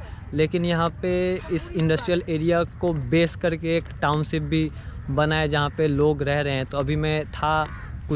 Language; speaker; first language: Hindi; non-native, local second language; Bangla